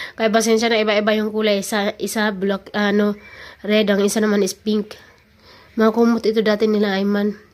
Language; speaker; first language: Filipino; non-native, local second language; Cebuano